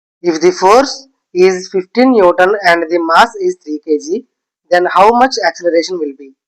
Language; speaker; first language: English; non-native, local second language; Telugu